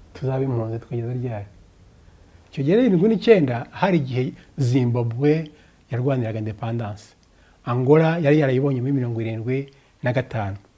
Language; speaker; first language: Kinyarwanda; early bilingual, heritage; Kinyarwanda